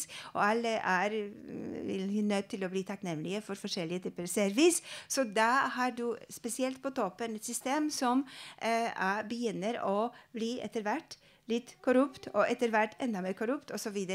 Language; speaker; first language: Norwegian; non-native, fluent; Polish